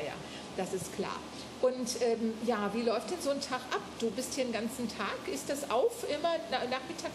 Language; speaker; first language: German; native; German